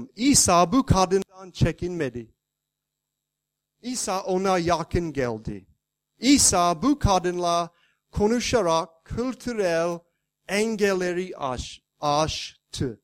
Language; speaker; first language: Turkish; non-native, fluent; English